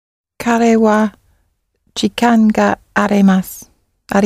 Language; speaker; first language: Japanese; non-native, learner; English